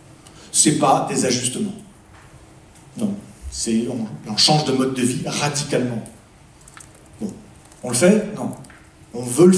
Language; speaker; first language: French; native; French